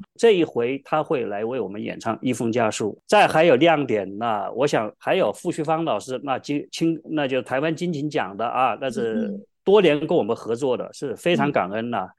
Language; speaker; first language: Chinese; native; Chinese